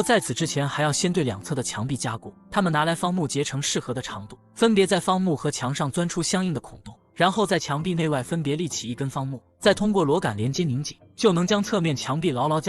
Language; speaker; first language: Chinese; native; Chinese